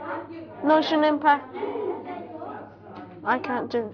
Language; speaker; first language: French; non-native, learner; English